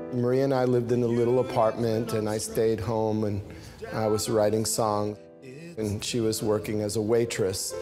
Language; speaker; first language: English; native; English